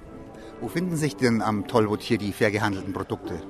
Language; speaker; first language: German; native; German